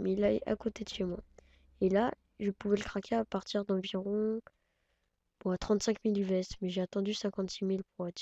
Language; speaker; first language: French; native; French